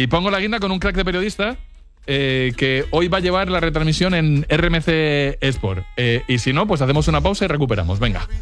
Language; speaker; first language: Spanish; native; Spanish